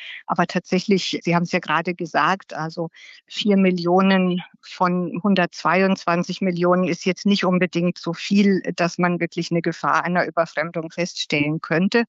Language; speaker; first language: German; native; German